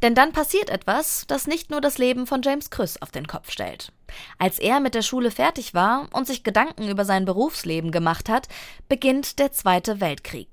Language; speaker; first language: German; native; German